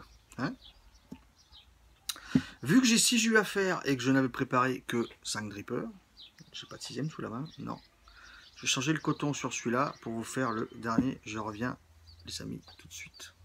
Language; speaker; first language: French; native; French